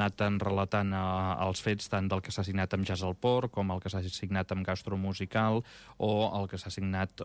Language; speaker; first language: Catalan; native; Catalan